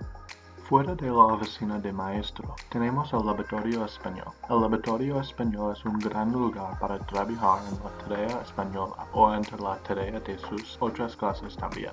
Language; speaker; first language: Spanish; non-native, learner; English